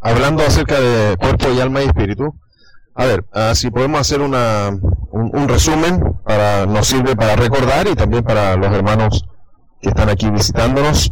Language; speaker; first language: Spanish; native; Spanish